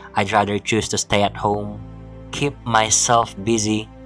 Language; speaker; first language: English; non-native, local second language; Filipino